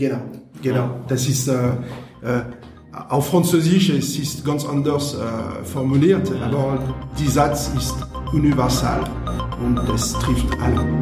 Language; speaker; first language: German; non-native, learner; French